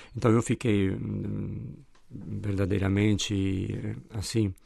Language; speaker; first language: Portuguese; non-native, fluent; Italian